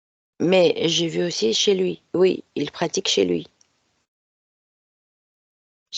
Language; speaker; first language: French; non-native, fluent; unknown